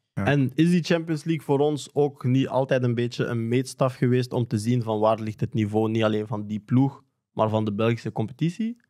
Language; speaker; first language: Dutch; native; Dutch